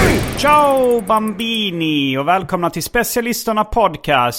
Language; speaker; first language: Swedish; native; Swedish